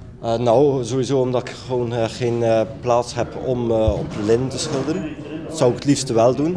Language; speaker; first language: Dutch; native; Dutch